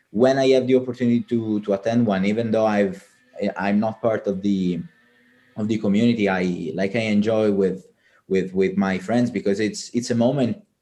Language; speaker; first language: English; non-native, fluent; Italian